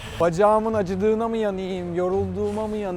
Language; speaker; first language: Turkish; native; Turkish